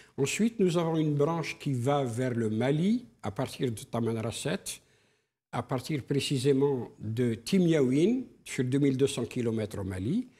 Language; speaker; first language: French; non-native, local second language; Arabic